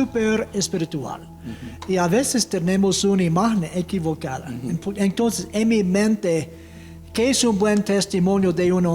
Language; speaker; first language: Spanish; non-native, fluent; English